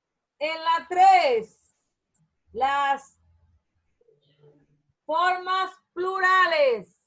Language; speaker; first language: Spanish; non-native, learner; Portuguese